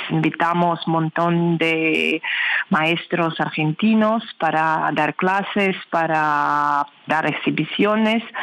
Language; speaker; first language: Spanish; non-native, learner; Russian